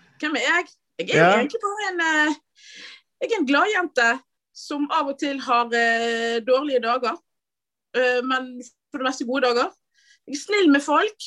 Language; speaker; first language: Norwegian; native; Norwegian